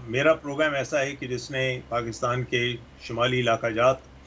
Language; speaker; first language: Urdu; native; Urdu